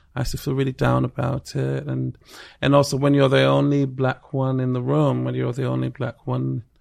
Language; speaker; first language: English; non-native, local second language; Akan